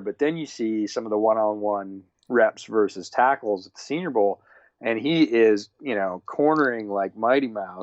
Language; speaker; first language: English; native; English